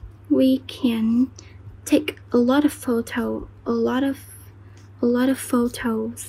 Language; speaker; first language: English; non-native, fluent; Vietnamese